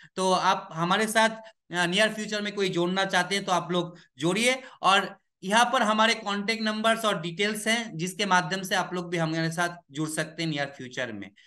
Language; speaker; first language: Hindi; non-native, local second language; Bangla